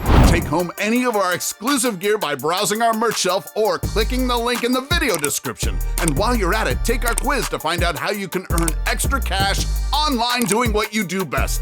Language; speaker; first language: English; native; English